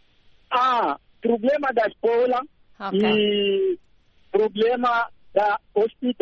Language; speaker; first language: Portuguese; non-native, local second language; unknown